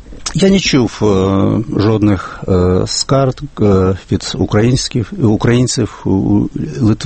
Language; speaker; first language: Ukrainian; non-native, fluent; Lithuanian